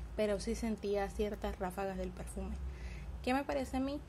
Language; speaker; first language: Spanish; native; Spanish